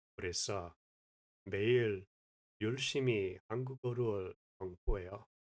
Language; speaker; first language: Korean; non-native, learner; English